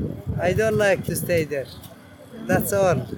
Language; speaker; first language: English; non-native, learner; Arabic